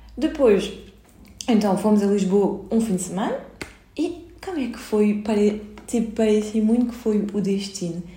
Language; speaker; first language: Portuguese; early bilingual, heritage; Portuguese